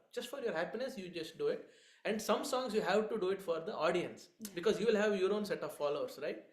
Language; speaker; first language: English; non-native, local second language; Kannada